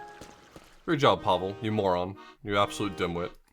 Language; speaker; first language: English; native; English